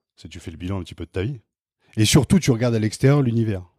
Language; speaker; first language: French; native; French